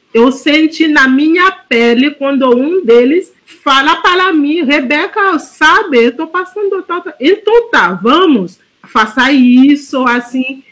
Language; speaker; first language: Portuguese; non-native, fluent; Haitian Creole